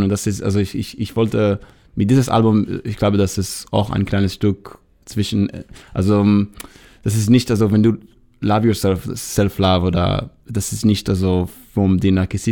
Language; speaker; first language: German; non-native, fluent; Hebrew